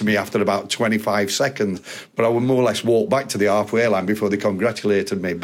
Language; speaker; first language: English; native; English